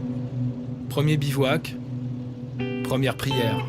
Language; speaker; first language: French; native; French